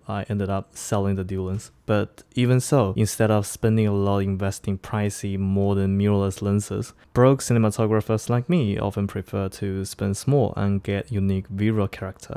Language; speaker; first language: English; non-native, fluent; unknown